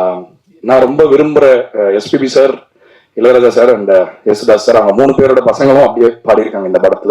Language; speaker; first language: Tamil; native; Tamil